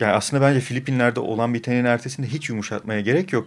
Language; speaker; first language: Turkish; native; Turkish